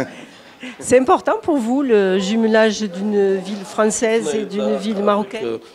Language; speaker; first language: French; native; French